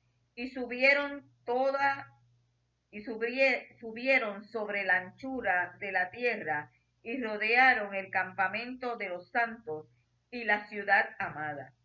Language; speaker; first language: Spanish; native; Spanish